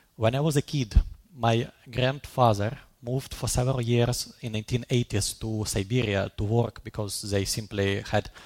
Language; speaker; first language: English; non-native, fluent; Russian